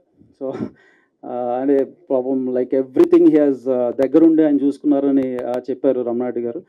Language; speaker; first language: Telugu; native; Telugu